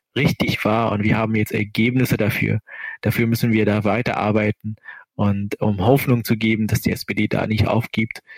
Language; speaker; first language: German; non-native, fluent; Arabic